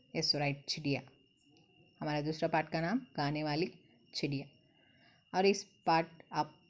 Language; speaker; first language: Hindi; non-native, local second language; Telugu